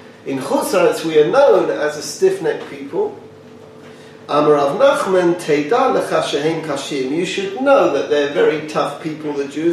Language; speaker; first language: English; native; English